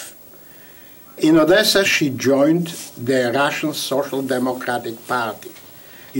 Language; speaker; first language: English; non-native, fluent; Yiddish